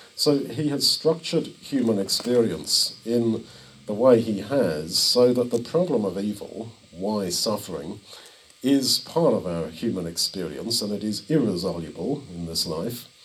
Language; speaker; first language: English; native; English